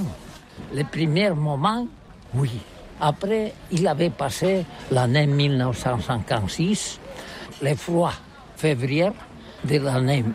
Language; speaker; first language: French; non-native, learner; Catalan